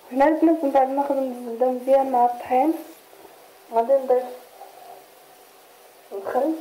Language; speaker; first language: Arabic; native; Arabic